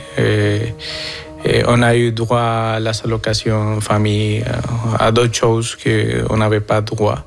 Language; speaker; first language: French; non-native, fluent; Spanish